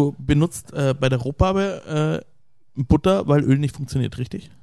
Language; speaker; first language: German; native; German